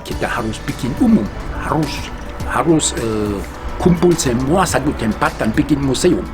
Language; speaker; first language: Indonesian; non-native, fluent; German